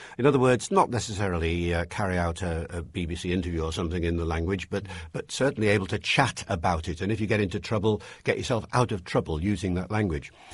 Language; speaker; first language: English; native; English